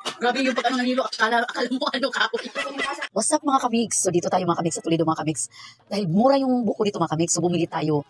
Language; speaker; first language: Filipino; non-native, local second language; Cebuano